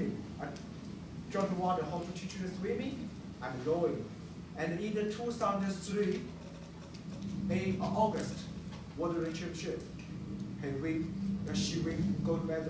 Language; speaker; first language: English; non-native, learner; Chinese